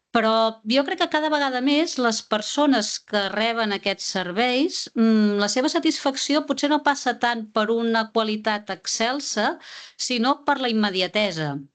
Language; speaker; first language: Catalan; native; Catalan